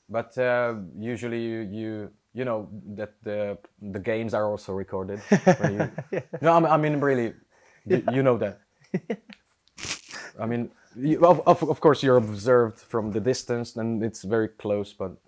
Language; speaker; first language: English; non-native, fluent; Hungarian